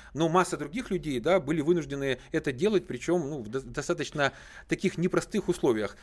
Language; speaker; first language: Russian; native; Russian